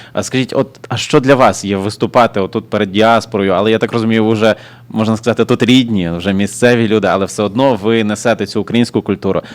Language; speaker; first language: Ukrainian; native; Ukrainian